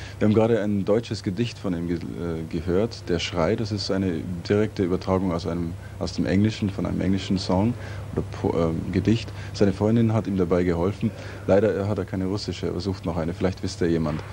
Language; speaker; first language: German; native; German